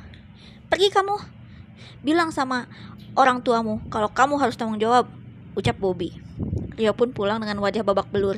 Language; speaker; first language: Indonesian; native; Indonesian